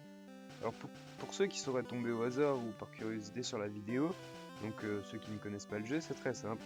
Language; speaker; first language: French; native; French